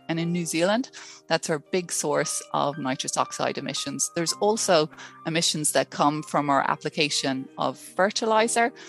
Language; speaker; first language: English; native; English